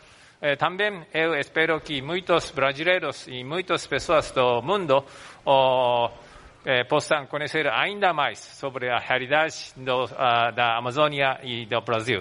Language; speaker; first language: Portuguese; non-native, fluent; Japanese